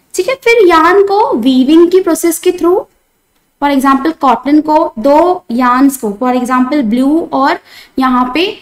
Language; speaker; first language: Hindi; non-native, local second language; Marathi